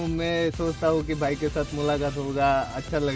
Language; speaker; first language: Hindi; non-native, local second language; Assamese